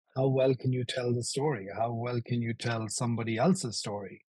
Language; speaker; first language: English; native; English